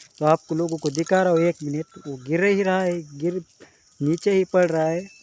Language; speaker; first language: Hindi; non-native, local second language; Marathi